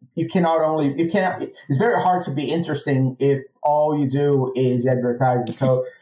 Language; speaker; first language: English; non-native, fluent; Portuguese